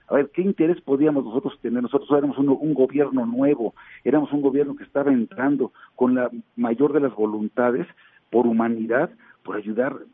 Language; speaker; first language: Spanish; native; Spanish